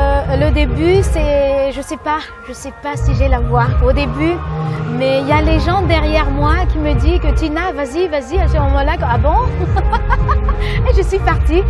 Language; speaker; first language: French; non-native, local second language; Malagasy